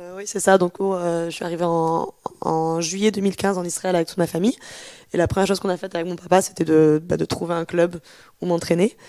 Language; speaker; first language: French; native; French